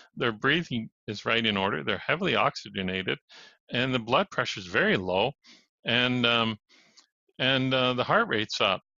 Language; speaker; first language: English; native; English